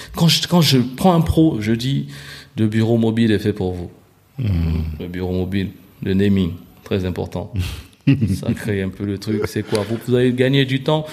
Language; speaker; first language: French; native; French